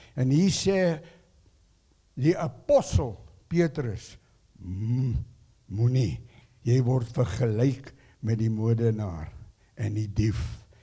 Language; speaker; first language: Afrikaans; non-native, local second language; English